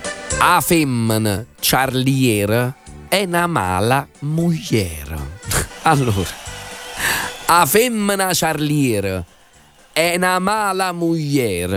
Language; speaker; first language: Italian; native; Italian